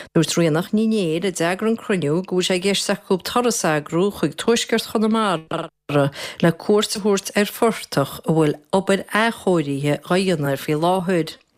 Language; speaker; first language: Irish; native; Irish